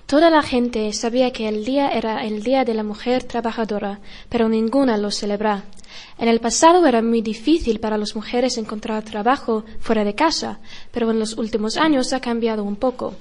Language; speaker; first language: Spanish; non-native, learner; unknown